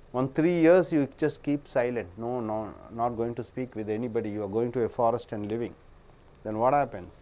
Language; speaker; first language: English; non-native, local second language; Tamil